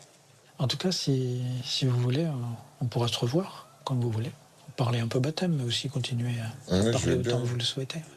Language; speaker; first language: French; native; French